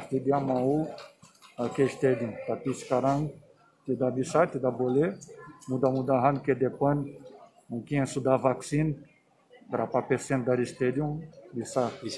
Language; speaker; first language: Indonesian; non-native, fluent; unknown